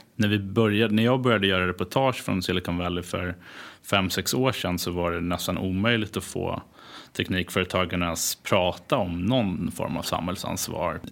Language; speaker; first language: Swedish; native; Swedish